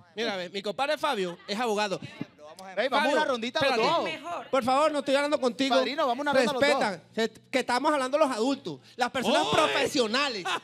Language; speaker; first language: Spanish; native; Spanish